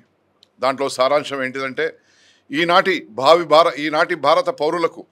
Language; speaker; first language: Telugu; native; Telugu